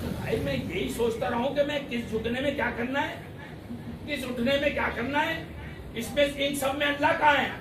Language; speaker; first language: Urdu; native; Urdu